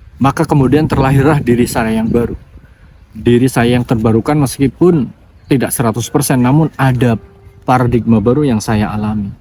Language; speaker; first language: Indonesian; non-native, local second language; Javanese